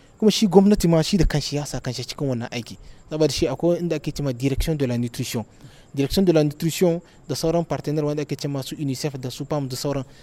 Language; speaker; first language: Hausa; non-native, local second language; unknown